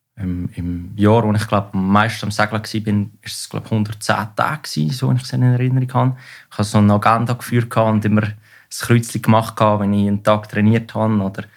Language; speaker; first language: German; native; German